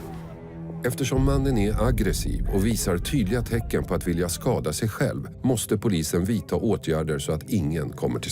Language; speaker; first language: Swedish; native; Swedish